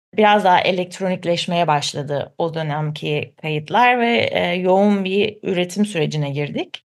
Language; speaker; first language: Turkish; native; Turkish